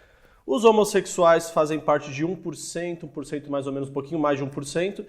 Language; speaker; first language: Portuguese; native; Portuguese